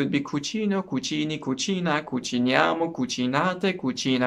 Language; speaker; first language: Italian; non-native, learner; Persian